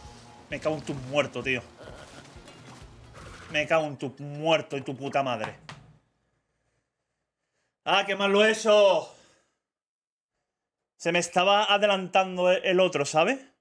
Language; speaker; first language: Spanish; native; Spanish